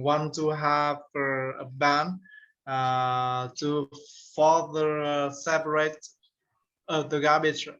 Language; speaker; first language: English; non-native, learner; Vietnamese